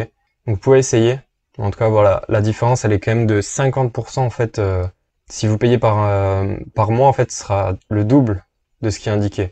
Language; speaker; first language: French; native; French